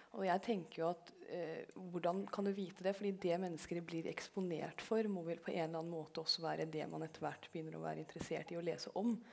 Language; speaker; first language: Norwegian; early bilingual, other home language; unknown